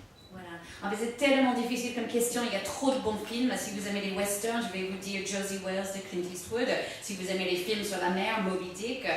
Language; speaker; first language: French; native; French